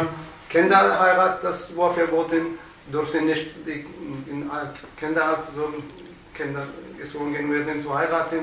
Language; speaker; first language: German; non-native, learner; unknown